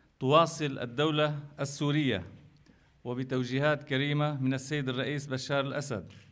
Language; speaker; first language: Arabic; native; Arabic